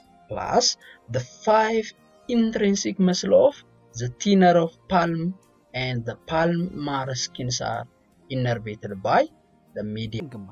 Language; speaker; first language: English; non-native, fluent; Amharic